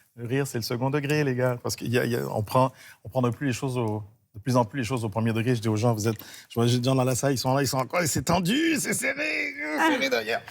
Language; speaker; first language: French; early bilingual, other home language; Haitian Creole